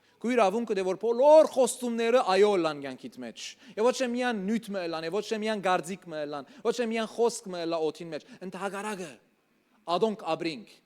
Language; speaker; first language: Armenian; early bilingual, heritage; Armenian